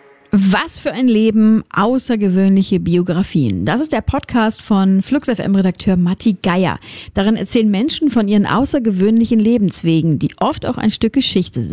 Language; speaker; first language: German; native; German